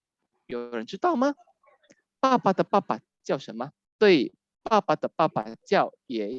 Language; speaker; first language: Chinese; non-native, fluent; Indonesian